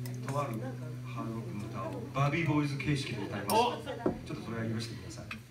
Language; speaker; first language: Japanese; native; Japanese